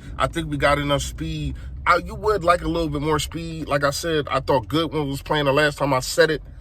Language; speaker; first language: English; native; English